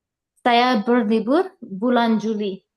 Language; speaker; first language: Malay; non-native, learner; English